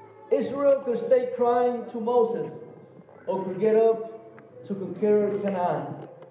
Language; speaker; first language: English; non-native, learner; Spanish